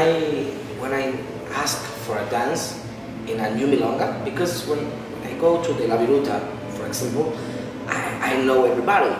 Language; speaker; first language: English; non-native, learner; Spanish